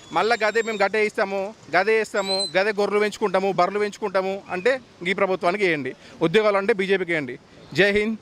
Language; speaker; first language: Telugu; native; Telugu